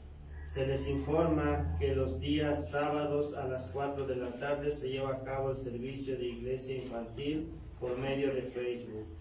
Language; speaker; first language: Spanish; native; Spanish